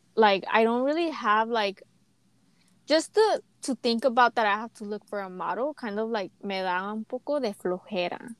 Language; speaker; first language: English; native; English